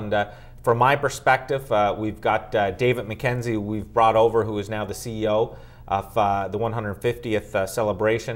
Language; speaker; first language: English; native; English